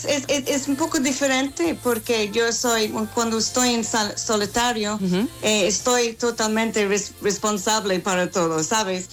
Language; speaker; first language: Spanish; non-native, learner; English